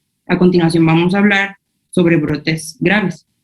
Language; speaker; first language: Spanish; native; Spanish